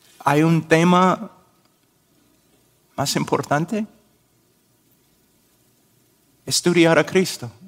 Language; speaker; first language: Spanish; non-native, fluent; English